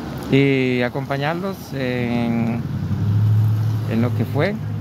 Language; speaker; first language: Spanish; native; Spanish